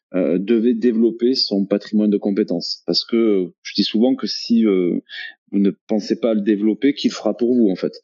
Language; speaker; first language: French; native; French